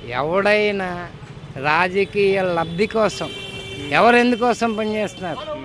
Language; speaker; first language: Telugu; native; Telugu